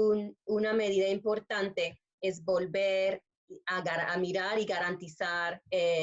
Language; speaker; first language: Spanish; non-native, fluent; English